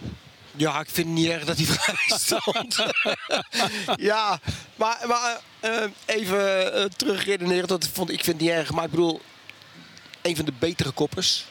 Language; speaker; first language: Dutch; native; Dutch